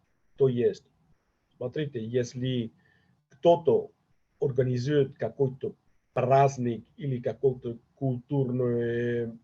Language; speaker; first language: Russian; non-native, fluent; Catalan